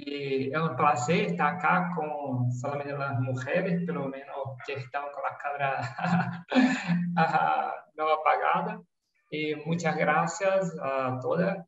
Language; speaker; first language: Spanish; non-native, learner; Portuguese